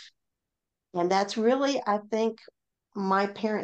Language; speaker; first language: English; native; English